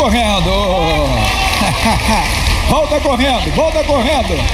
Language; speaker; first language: Portuguese; native; Portuguese